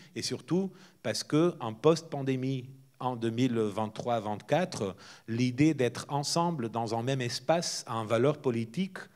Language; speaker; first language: French; non-native, fluent; Portuguese